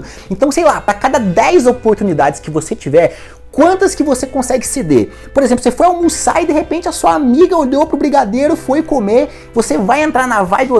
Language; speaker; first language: Portuguese; native; Portuguese